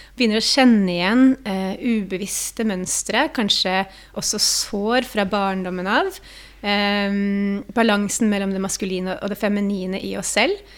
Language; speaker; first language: Norwegian; native; Norwegian